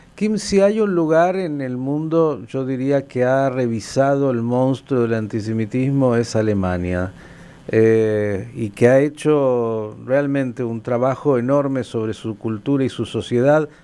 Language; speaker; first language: Spanish; native; Spanish